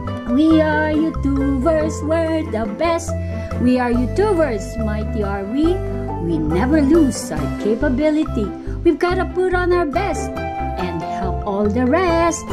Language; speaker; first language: English; non-native, local second language; Filipino